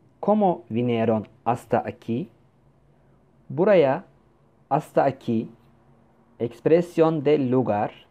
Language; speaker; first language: Spanish; non-native, fluent; Turkish